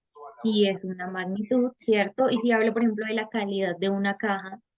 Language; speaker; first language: Spanish; native; Spanish